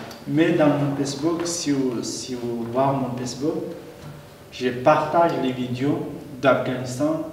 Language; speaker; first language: French; non-native, learner; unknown